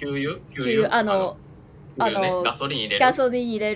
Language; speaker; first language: Japanese; native; Japanese